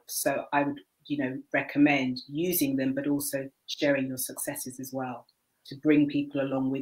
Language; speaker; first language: English; native; English